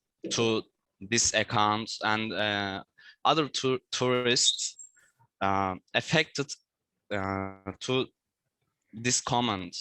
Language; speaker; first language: English; non-native, learner; Turkish